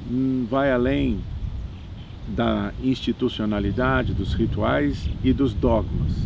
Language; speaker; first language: Portuguese; native; Portuguese